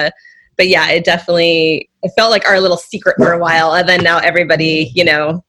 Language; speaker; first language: English; native; English